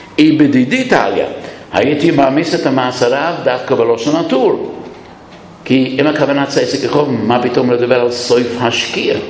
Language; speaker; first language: Hebrew; non-native, fluent; English